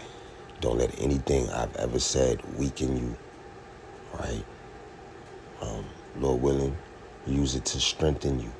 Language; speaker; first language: English; native; English